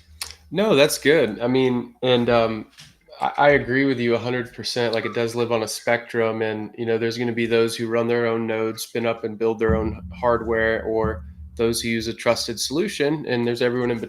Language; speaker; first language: English; native; English